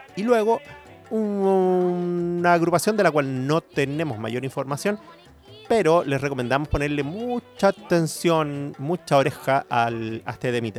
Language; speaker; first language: Spanish; native; Spanish